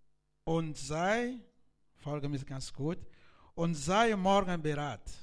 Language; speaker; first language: German; non-native, learner; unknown